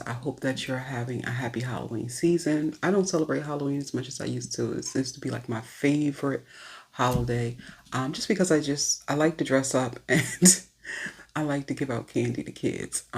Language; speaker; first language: English; native; English